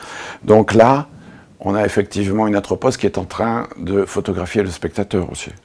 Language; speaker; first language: French; native; French